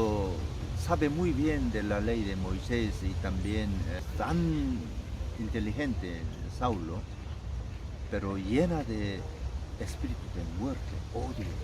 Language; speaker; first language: Spanish; non-native, learner; Korean